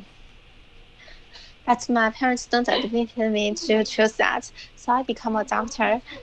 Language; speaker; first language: English; non-native, learner; Chinese